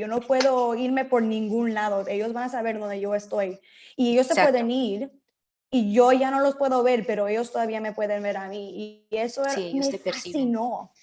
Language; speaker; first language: Spanish; early bilingual, heritage; Spanish